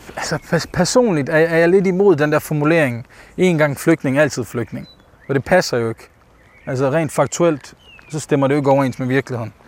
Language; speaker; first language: Danish; early bilingual, other home language; Bosnian